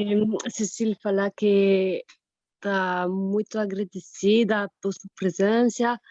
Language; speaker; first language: Portuguese; non-native, fluent; French